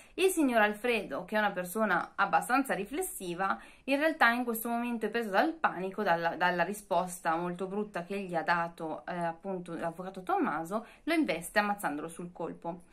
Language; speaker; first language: Italian; native; Italian